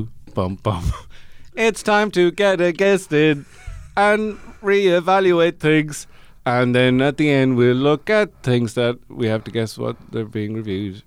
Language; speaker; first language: English; native; English